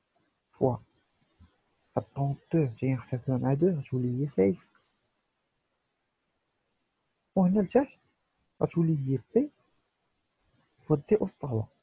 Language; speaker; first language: Arabic; native; Arabic